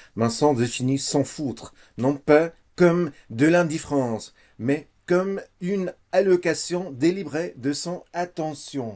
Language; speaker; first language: French; non-native, learner; English